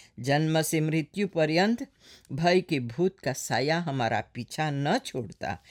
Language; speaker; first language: Hindi; non-native, local second language; Morisyen